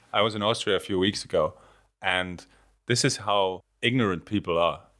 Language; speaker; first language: English; non-native, fluent; German